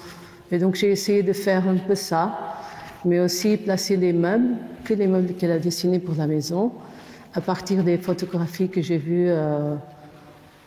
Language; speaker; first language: French; non-native, fluent; Portuguese